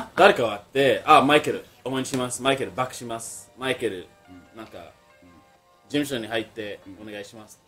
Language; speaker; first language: Japanese; non-native, fluent; English